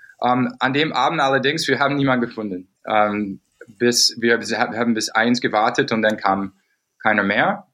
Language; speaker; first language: German; non-native, fluent; English